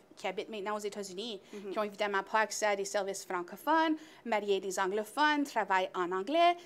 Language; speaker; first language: French; native; French